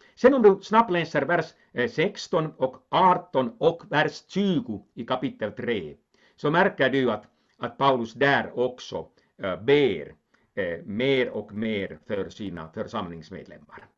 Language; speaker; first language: Swedish; non-native, local second language; Finnish